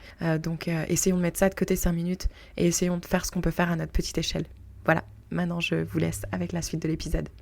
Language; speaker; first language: French; native; French